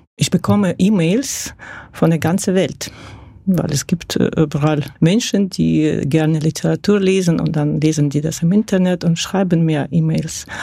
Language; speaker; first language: German; non-native, fluent; Russian